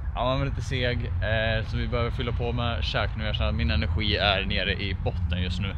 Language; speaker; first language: Swedish; native; Swedish